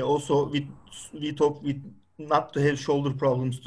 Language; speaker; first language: English; non-native, fluent; Turkish